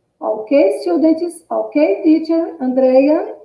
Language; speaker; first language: English; non-native, fluent; Portuguese